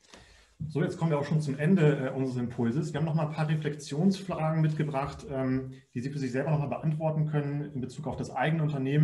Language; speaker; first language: German; native; German